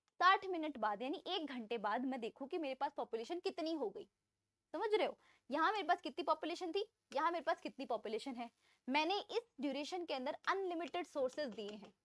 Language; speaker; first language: Hindi; native; Hindi